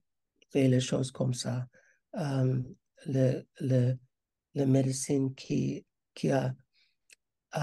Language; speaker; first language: French; non-native, learner; English